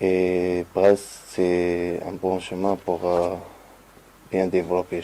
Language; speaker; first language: French; non-native, learner; Arabic